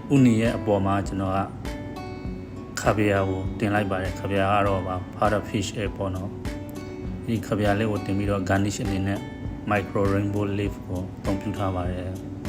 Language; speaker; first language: Burmese; native; Burmese